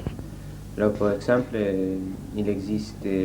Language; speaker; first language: French; non-native, learner; Spanish